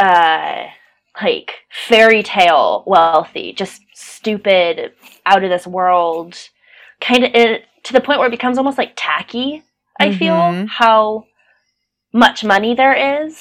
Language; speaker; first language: English; native; English